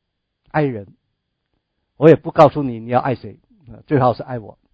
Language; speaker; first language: Chinese; native; Chinese